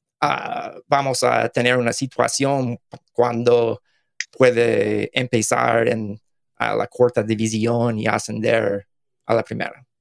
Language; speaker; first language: Spanish; non-native, learner; English